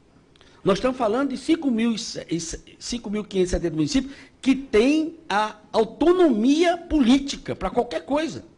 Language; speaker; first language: Portuguese; native; Portuguese